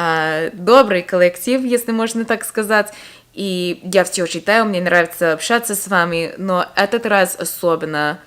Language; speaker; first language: Russian; non-native, fluent; English